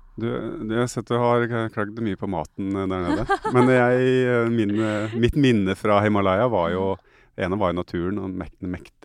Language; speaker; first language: Norwegian; native; Norwegian